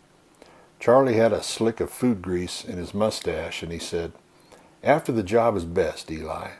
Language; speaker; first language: English; native; English